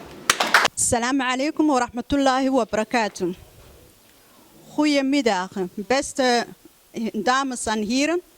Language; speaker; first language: Dutch; early bilingual, other home language; Somali